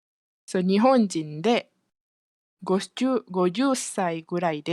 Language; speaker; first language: Japanese; non-native, fluent; Malay